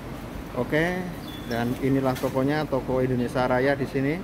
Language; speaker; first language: Indonesian; non-native, local second language; Javanese